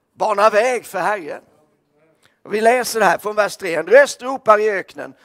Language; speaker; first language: Swedish; native; Swedish